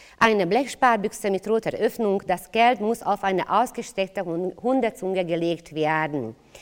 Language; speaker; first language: German; non-native, fluent; Hungarian